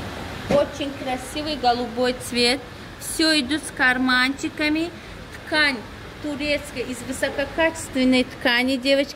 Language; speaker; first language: Russian; non-native, local second language; Tajik